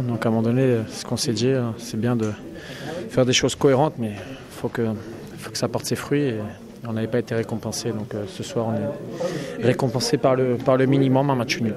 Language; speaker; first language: French; native; French